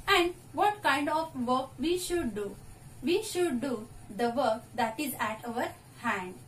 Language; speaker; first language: English; non-native, local second language; Marathi